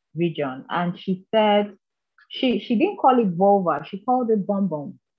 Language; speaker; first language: English; non-native, local second language; Igbo